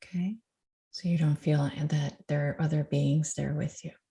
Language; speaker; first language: English; native; English